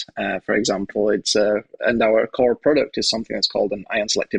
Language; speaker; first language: English; native; English